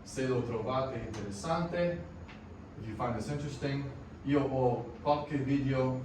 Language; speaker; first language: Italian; non-native, learner; English